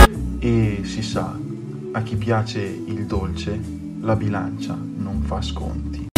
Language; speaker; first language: Italian; native; Italian